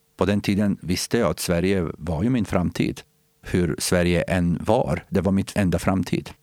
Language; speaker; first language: Swedish; non-native, fluent; Bosnian